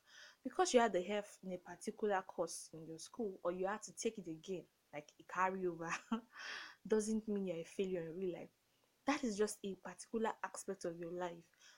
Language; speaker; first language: English; non-native, local second language; Yoruba